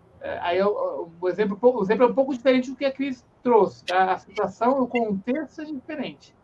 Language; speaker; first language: Portuguese; native; Portuguese